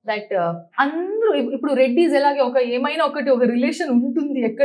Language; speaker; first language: Telugu; non-native, learner; Tulu